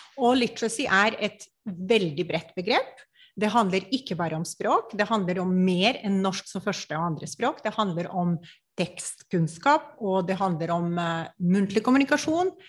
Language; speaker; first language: Norwegian; non-native, fluent; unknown